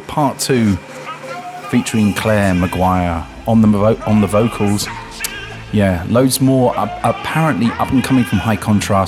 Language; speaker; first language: English; native; English